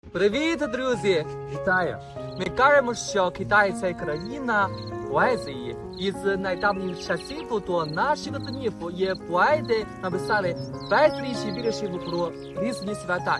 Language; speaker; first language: Ukrainian; non-native, fluent; Chinese